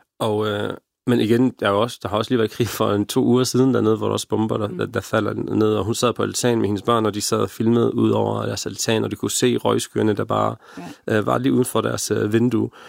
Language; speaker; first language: Danish; early bilingual, other home language; Arabic